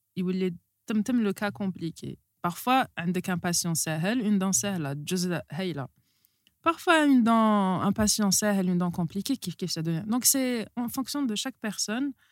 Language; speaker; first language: French; non-native, local second language; Arabic